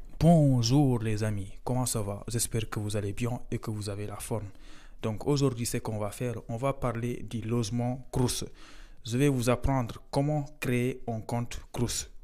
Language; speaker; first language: French; non-native, local second language; Fula